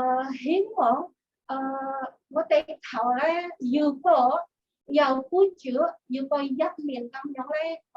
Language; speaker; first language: Cantonese; non-native, learner; Indonesian